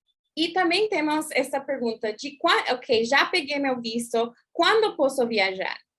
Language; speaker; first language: Portuguese; non-native, fluent; English